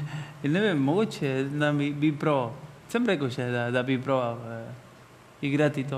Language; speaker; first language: Slovenian; non-native, learner; Spanish